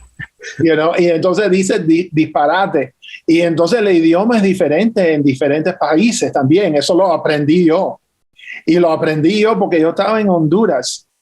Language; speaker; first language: Spanish; early bilingual, heritage; English